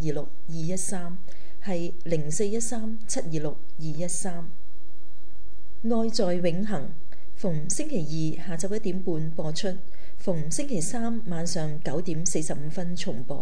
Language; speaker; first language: Chinese; native; Chinese